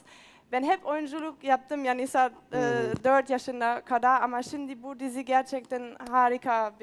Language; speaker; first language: Turkish; non-native, learner; German